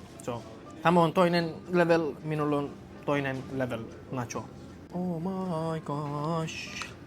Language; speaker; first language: Finnish; non-native, learner; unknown